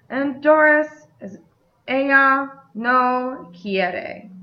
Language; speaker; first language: Spanish; non-native, fluent; English